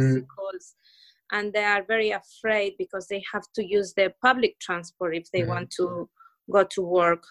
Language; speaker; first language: English; non-native, fluent; Spanish